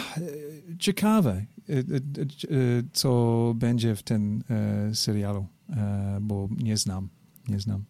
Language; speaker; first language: Polish; non-native, learner; English